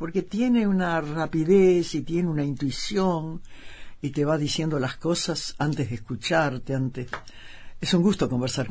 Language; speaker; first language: Spanish; native; Spanish